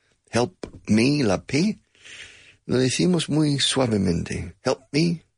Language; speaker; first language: Spanish; non-native, fluent; English